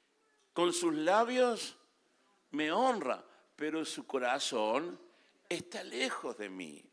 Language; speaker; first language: Spanish; native; Spanish